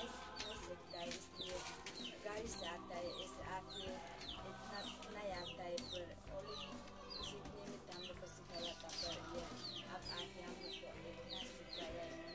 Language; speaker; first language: Hindi; non-native, local second language; Adi